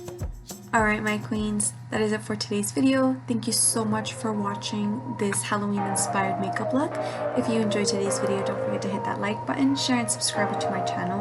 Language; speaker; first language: English; native; English